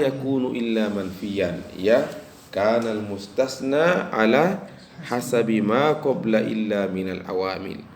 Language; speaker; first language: Arabic; non-native, fluent; Indonesian